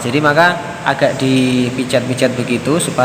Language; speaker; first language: Indonesian; native; Indonesian